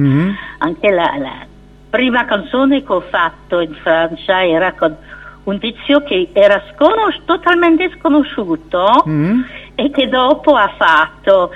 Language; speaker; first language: Italian; non-native, fluent; French